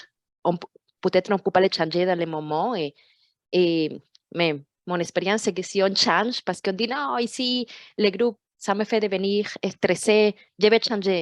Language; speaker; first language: French; non-native, fluent; Portuguese